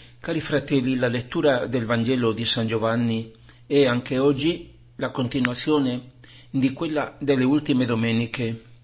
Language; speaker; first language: Italian; non-native, fluent; Spanish